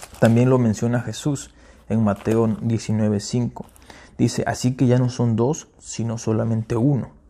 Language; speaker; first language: Spanish; early bilingual, heritage; Spanish